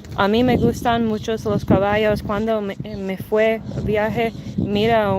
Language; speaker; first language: Spanish; early bilingual, heritage; Spanish